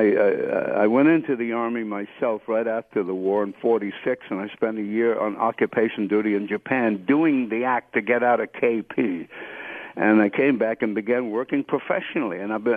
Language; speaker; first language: English; native; English